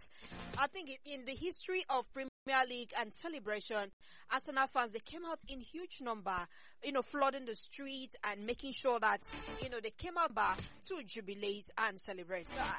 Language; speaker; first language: English; non-native, local second language; Ibibio